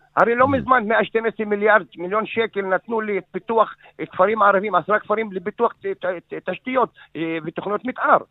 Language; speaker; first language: Hebrew; non-native, local second language; Arabic